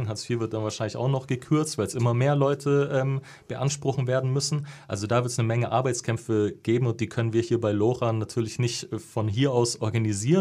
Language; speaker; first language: German; native; German